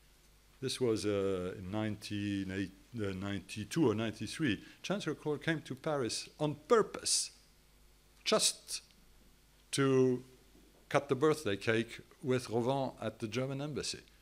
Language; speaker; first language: English; non-native, fluent; French